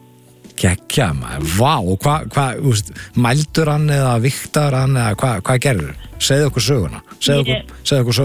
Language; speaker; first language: Icelandic; native; Icelandic